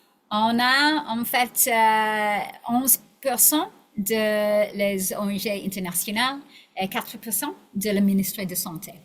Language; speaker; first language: French; non-native, learner; English